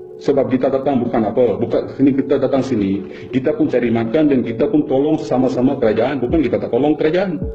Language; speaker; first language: Malay; non-native, fluent; Bangla